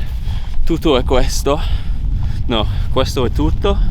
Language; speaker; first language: Italian; non-native, learner; English